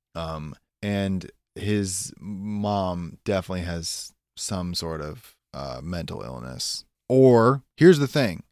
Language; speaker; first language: English; native; English